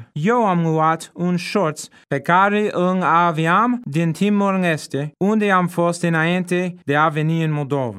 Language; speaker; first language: Romanian; non-native, fluent; English